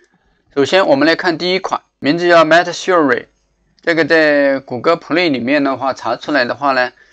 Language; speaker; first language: Chinese; native; Chinese